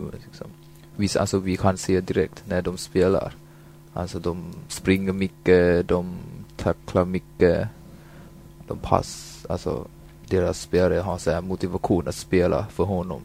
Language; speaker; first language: Swedish; non-native, fluent; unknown